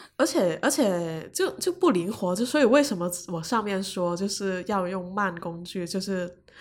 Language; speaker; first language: Chinese; non-native, local second language; Cantonese